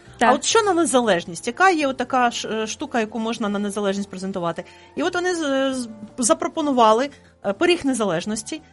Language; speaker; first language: Ukrainian; native; Ukrainian